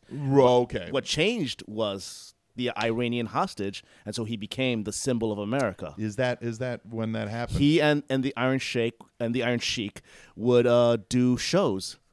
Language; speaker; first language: English; native; English